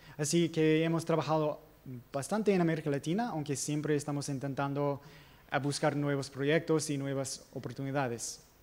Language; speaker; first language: Spanish; non-native, fluent; English